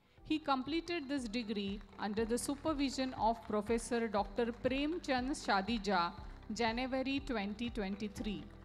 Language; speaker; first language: English; non-native, local second language; Marathi